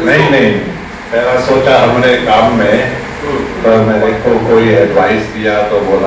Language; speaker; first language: Hindi; early bilingual, heritage; Hindi